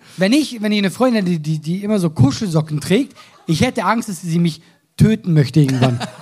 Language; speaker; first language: German; native; German